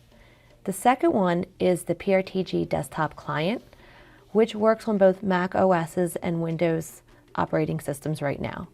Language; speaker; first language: English; native; English